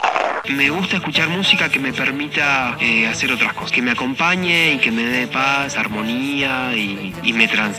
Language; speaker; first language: Spanish; native; Spanish